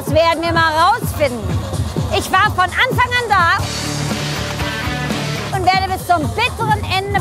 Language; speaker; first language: German; native; German